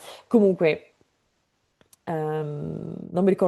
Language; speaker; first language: Italian; non-native, fluent; English